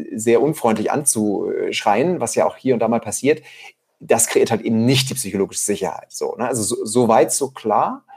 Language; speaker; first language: German; native; German